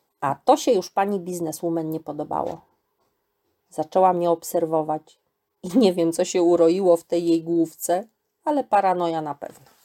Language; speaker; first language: Polish; native; Polish